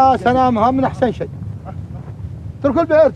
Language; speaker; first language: Arabic; native; Arabic